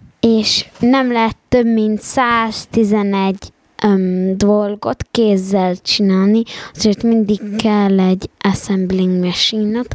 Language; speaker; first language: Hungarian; early bilingual, heritage; Hungarian